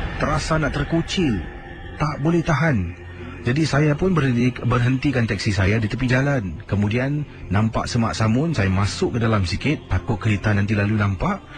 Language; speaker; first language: Malay; native; Malay